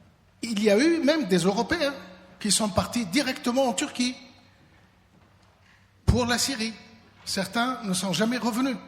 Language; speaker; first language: French; non-native, local second language; Arabic